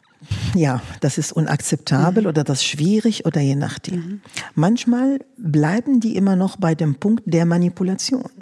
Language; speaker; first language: German; non-native, fluent; Arabic